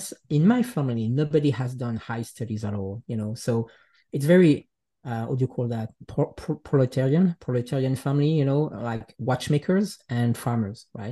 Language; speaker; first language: English; non-native, fluent; French